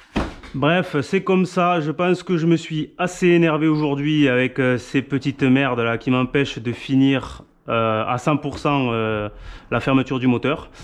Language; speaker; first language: French; native; French